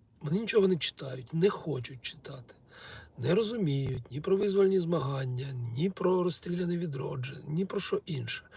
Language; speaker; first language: Ukrainian; non-native, local second language; Russian